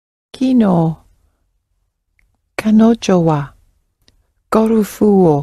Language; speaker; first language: Japanese; non-native, learner; English